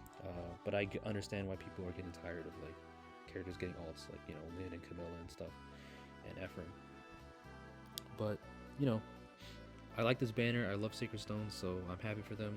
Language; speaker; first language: English; native; English